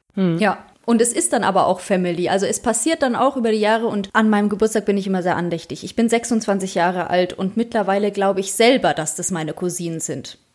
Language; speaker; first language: German; early bilingual, other home language; Polish